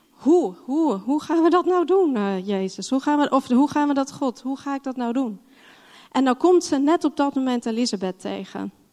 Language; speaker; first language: Dutch; non-native, fluent; English